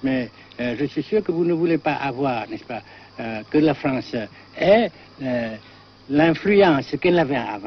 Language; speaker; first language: French; non-native, local second language; Vietnamese